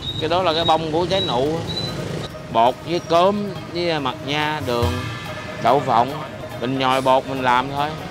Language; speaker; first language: Vietnamese; non-native, local second language; Cantonese